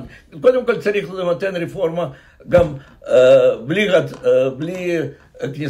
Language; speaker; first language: Hebrew; non-native, fluent; Russian